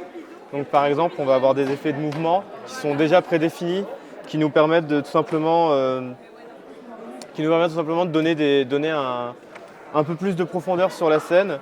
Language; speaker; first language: French; native; French